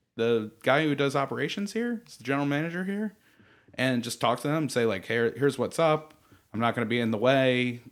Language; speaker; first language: English; native; English